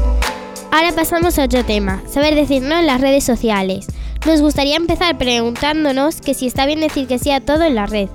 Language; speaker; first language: Spanish; native; Spanish